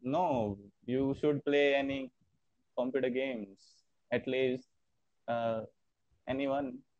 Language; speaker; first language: English; non-native, learner; Hindi